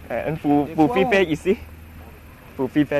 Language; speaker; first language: French; non-native, learner; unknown